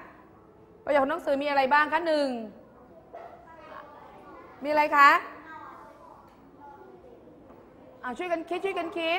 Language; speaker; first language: Thai; native; Thai